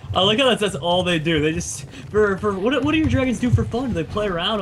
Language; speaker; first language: English; native; English